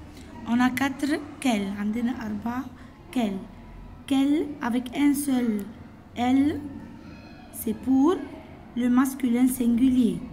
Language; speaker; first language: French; non-native, fluent; Arabic